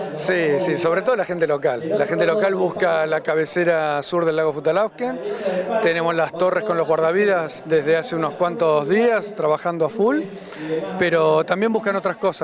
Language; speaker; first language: Spanish; native; Spanish